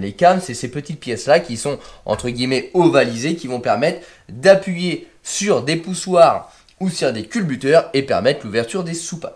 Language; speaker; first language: French; native; French